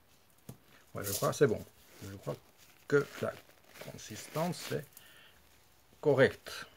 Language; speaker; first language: French; non-native, fluent; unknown